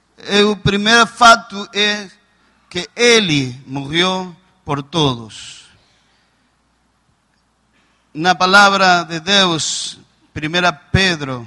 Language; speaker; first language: Portuguese; non-native, learner; Spanish